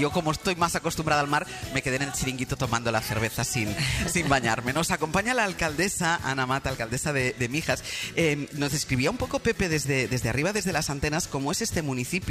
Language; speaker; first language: Spanish; native; Spanish